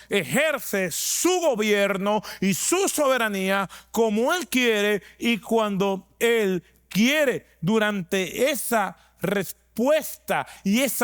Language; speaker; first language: Spanish; native; Spanish